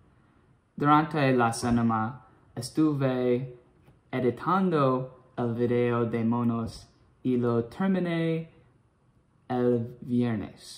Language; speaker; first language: Spanish; non-native, learner; English